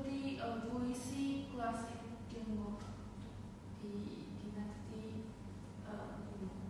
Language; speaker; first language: Indonesian; non-native, learner; Chinese